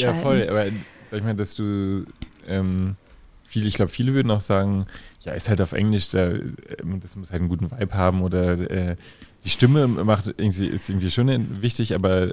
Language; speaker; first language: German; native; German